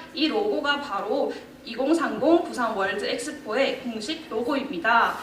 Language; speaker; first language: Korean; native; Korean